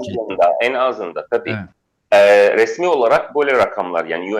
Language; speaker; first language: Turkish; non-native, fluent; Arabic